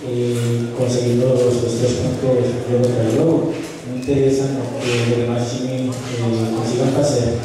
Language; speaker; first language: Portuguese; non-native, fluent; Spanish